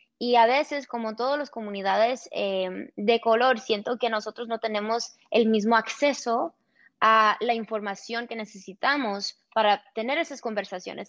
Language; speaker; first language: Spanish; early bilingual, heritage; Spanish